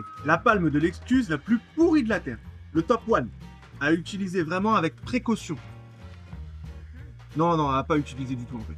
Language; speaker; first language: French; native; French